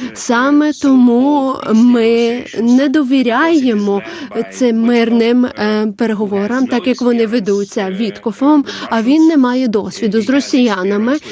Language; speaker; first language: Ukrainian; non-native, learner; Lithuanian